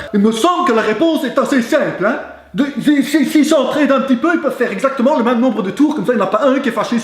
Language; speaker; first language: French; native; French